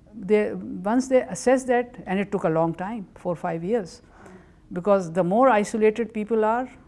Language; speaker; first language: English; non-native, local second language; Urdu